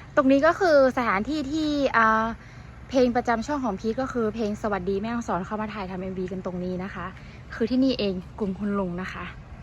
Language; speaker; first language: Thai; native; Thai